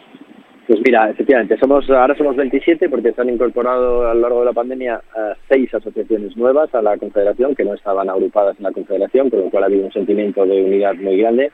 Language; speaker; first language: Spanish; native; Spanish